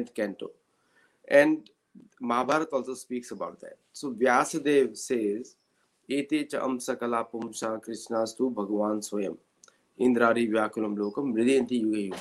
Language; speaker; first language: English; non-native, local second language; Marathi